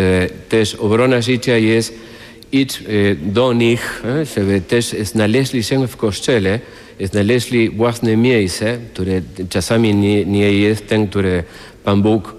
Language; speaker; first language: Polish; non-native, fluent; Spanish